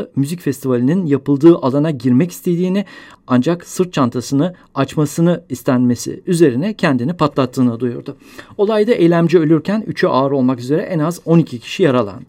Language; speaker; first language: Turkish; native; Turkish